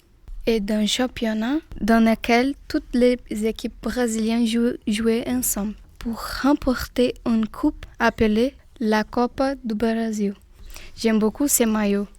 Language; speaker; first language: French; non-native, fluent; Portuguese